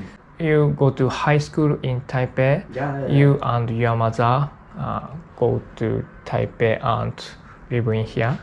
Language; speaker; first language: English; non-native, learner; Japanese